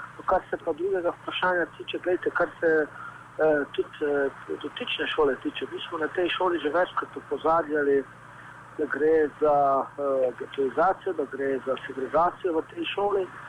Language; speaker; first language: Slovenian; non-native, local second language; Romany